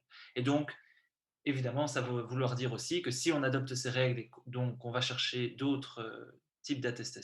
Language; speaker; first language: French; native; French